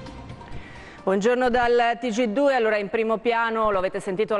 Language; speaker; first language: Italian; native; Italian